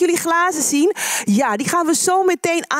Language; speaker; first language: Dutch; native; Dutch